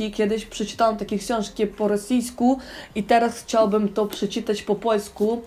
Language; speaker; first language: Polish; non-native, learner; Ukrainian